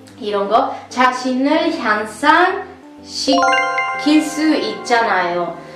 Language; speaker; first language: Korean; non-native, learner; Italian